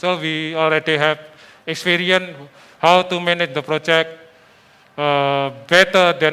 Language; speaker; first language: English; non-native, fluent; Indonesian